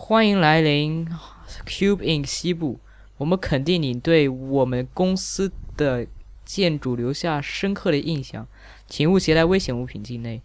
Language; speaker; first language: Chinese; native; Chinese